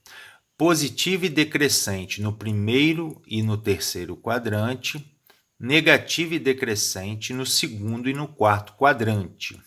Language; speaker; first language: Portuguese; native; Portuguese